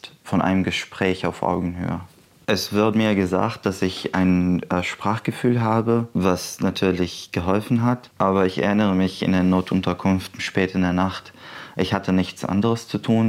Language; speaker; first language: German; non-native, fluent; Arabic